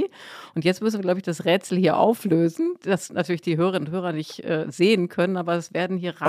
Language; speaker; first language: German; native; German